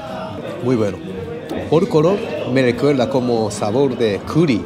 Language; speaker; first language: Spanish; non-native, learner; Japanese